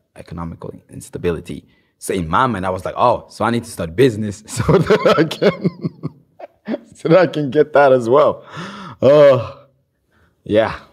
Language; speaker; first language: English; non-native, fluent; Swahili